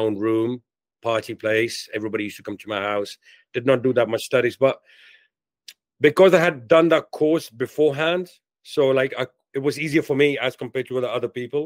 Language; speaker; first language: English; non-native, local second language; Hindi